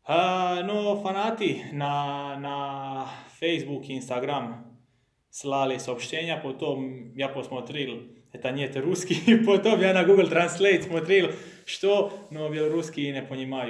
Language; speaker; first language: Russian; non-native, learner; Croatian